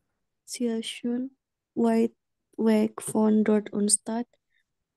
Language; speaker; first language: German; non-native, learner; Indonesian